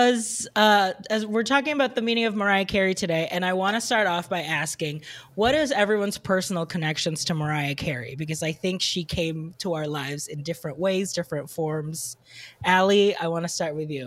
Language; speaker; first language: English; non-native, local second language; Filipino